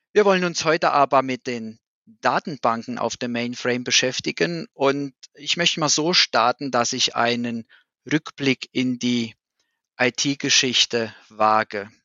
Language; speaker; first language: German; native; German